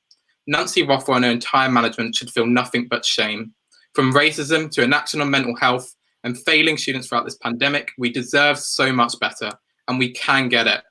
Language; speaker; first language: English; native; English